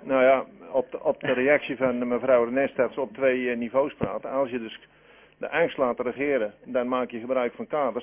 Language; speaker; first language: Dutch; native; Dutch